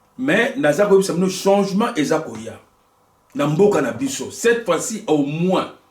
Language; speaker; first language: Lingala; native; Lingala